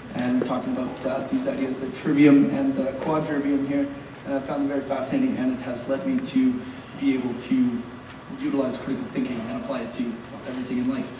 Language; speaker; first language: English; native; English